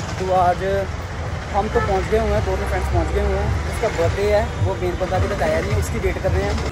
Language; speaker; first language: Hindi; non-native, local second language; Punjabi